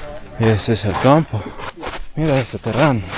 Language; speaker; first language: Spanish; non-native, learner; English